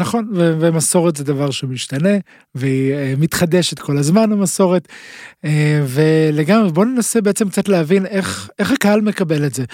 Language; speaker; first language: Hebrew; native; Hebrew